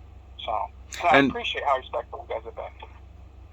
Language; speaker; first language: English; native; English